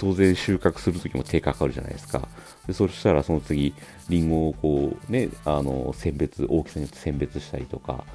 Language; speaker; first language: Japanese; native; Japanese